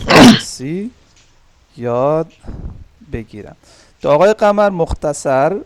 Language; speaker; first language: Persian; non-native, learner; Urdu